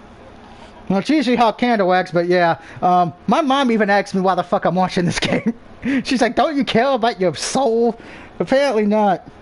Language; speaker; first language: English; native; English